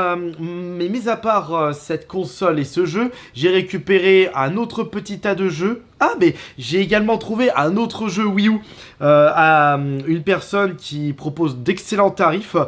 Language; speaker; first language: French; native; French